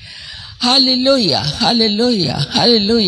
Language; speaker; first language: Hindi; native; Hindi